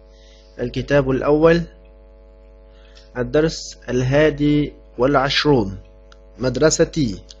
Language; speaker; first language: Arabic; non-native, fluent; Uyghur